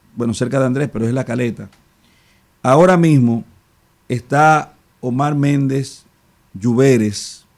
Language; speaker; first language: Spanish; native; Spanish